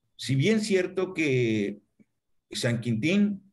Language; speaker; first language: Spanish; non-native, local second language; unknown